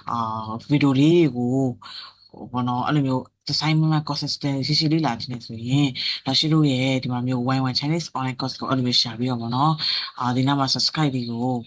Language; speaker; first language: Burmese; native; Burmese